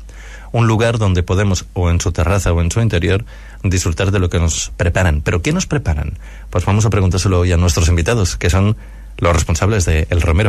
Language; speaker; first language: Spanish; native; Spanish